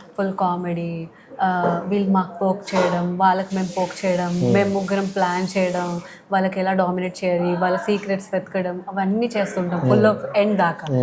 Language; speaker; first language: Telugu; non-native, fluent; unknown